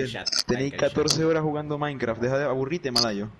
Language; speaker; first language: Spanish; native; Spanish